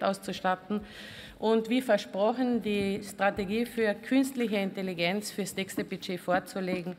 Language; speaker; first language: German; native; German